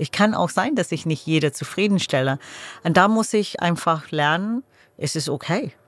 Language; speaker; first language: German; non-native, fluent; English